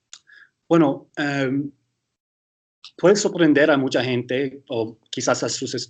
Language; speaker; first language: Spanish; early bilingual, heritage; English